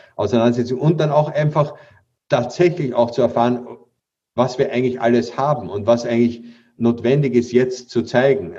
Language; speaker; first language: German; native; German